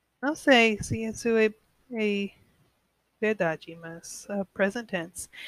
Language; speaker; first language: Portuguese; non-native, learner; English